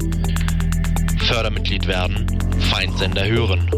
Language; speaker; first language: German; native; German